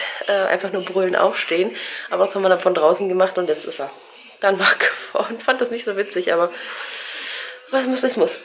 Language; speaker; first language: German; native; German